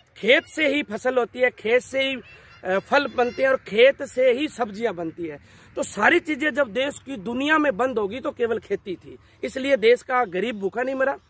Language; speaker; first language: Hindi; native; Hindi